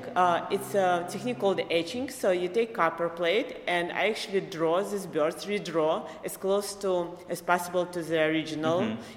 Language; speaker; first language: English; non-native, fluent; Belarusian